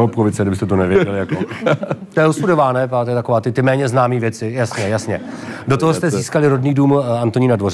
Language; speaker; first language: Czech; native; Czech